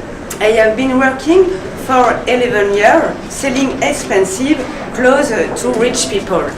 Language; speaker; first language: English; non-native, learner; French